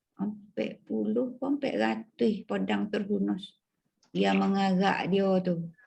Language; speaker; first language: Malay; native; Malay